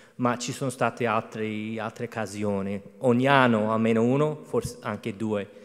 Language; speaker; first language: Italian; non-native, fluent; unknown